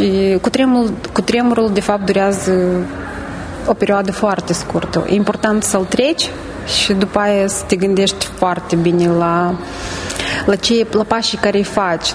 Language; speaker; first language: Romanian; native; Romanian